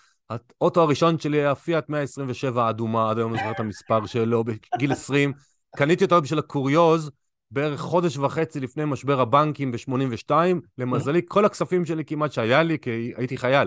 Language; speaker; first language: Hebrew; native; Hebrew